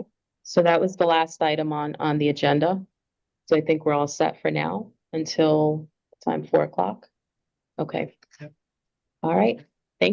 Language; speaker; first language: English; native; English